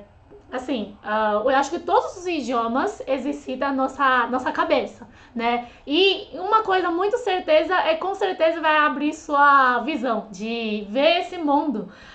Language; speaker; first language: Portuguese; non-native, fluent; Chinese